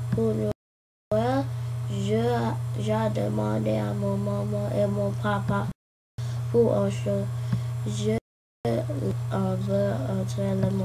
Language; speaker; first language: French; non-native, learner; English